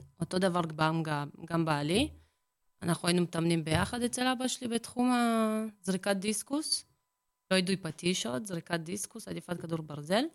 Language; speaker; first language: Hebrew; early bilingual, other home language; Russian